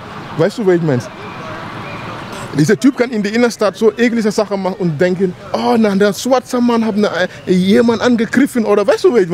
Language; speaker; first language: German; non-native, learner; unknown